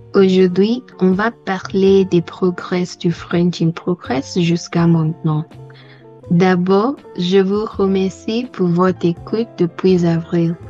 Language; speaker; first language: French; non-native, learner; English